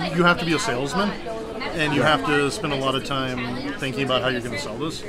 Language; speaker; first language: English; native; English